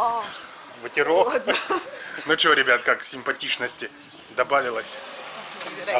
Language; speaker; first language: Russian; native; Russian